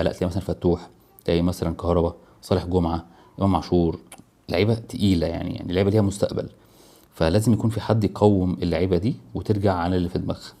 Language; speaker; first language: Arabic; native; Arabic